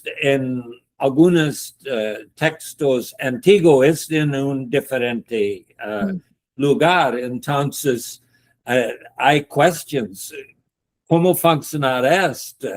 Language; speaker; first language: Spanish; non-native, learner; English